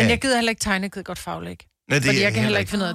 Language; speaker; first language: Danish; native; Danish